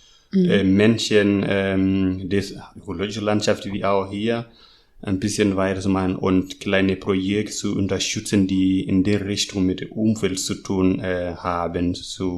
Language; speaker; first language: German; non-native, learner; Masai